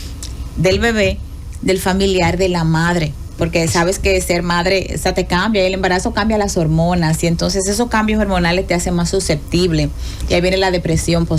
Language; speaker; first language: Spanish; native; Spanish